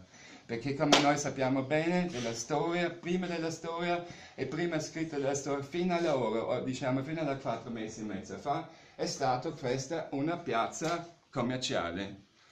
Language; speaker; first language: Italian; non-native, learner; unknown